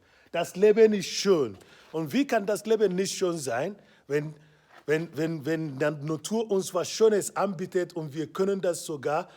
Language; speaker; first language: German; non-native, fluent; Igbo